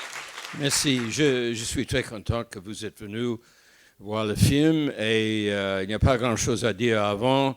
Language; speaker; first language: French; non-native, fluent; English